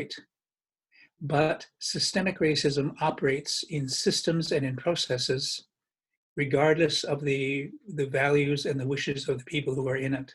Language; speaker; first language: English; native; English